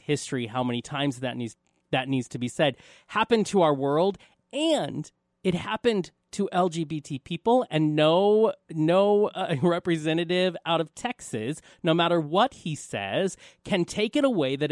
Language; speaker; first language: English; native; English